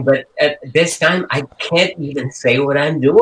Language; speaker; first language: English; non-native, local second language; Filipino